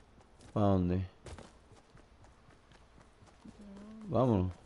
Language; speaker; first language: Spanish; native; Spanish